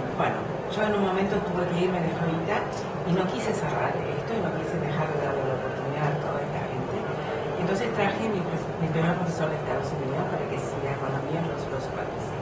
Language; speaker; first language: Spanish; non-native, fluent; English